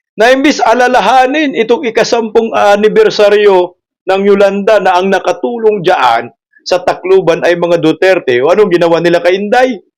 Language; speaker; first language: Filipino; non-native, local second language; Cebuano